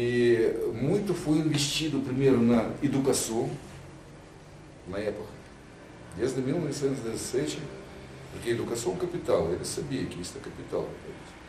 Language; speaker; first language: Portuguese; non-native, learner; Russian